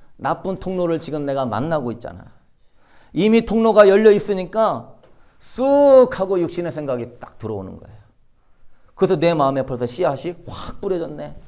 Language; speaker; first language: Korean; native; Korean